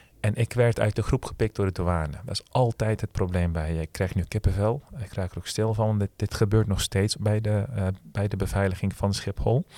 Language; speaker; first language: Dutch; early bilingual, other home language; Turkish